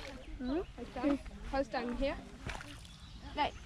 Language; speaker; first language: Danish; early bilingual, other home language; Bangla